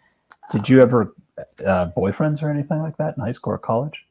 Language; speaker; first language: English; native; English